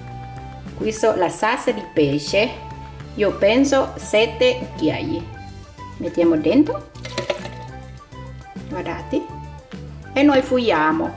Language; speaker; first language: Italian; non-native, learner; Thai